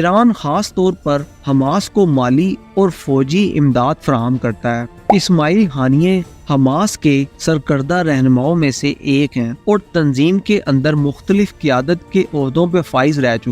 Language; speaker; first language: Urdu; native; Urdu